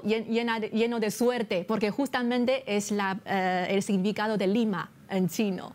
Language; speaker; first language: Spanish; non-native, fluent; Chinese